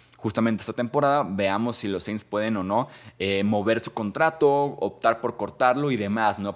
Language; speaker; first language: Spanish; native; Spanish